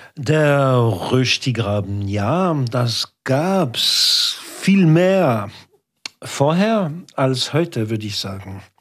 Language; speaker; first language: German; non-native, local second language; French